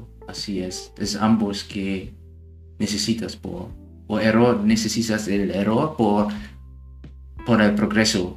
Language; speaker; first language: Spanish; non-native, learner; German